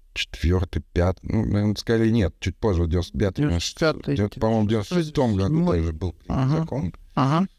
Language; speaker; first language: Russian; native; Russian